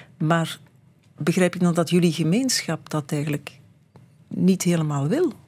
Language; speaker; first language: Dutch; native; Dutch